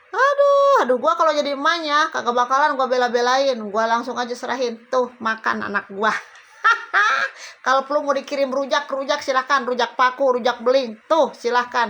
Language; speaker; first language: Indonesian; native; Indonesian